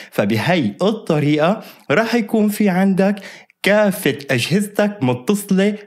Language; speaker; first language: Arabic; native; Arabic